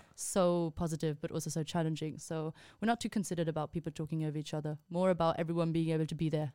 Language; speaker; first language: English; non-native, fluent; Spanish